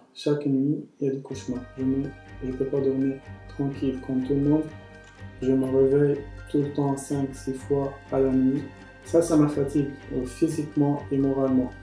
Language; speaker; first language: French; non-native, local second language; Arabic